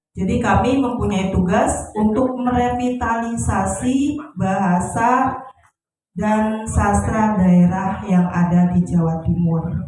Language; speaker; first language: Indonesian; non-native, local second language; Sundanese